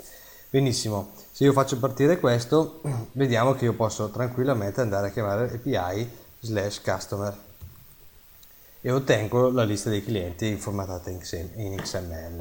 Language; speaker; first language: Italian; native; Italian